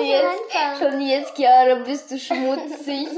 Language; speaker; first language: German; early bilingual, other home language; Russian